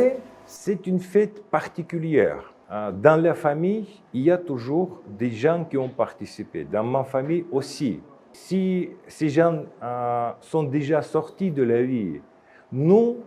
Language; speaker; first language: French; non-native, fluent; Russian